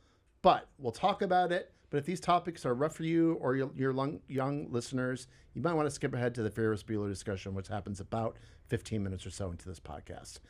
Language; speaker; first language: English; native; English